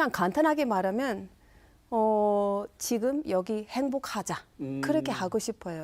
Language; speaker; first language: Korean; non-native, fluent; English